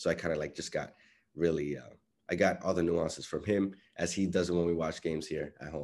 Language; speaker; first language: English; non-native, fluent; Spanish